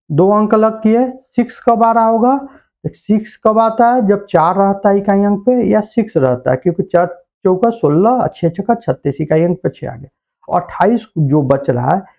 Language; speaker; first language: Hindi; native; Hindi